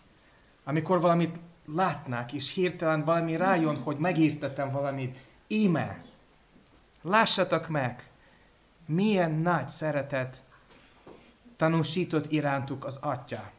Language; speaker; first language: Hungarian; non-native, fluent; English